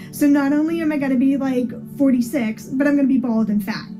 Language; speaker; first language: English; native; English